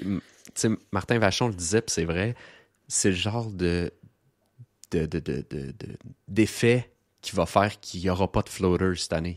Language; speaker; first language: French; native; French